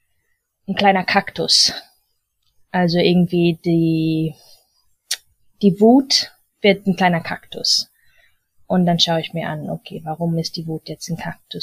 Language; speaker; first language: German; early bilingual, heritage; German